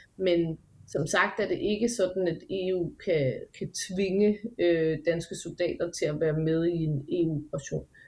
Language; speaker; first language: Danish; native; Danish